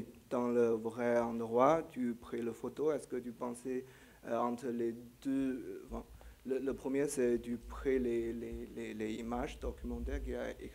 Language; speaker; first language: French; non-native, learner; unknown